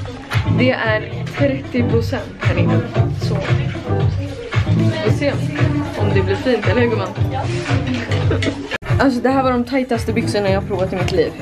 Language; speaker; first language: Swedish; native; Swedish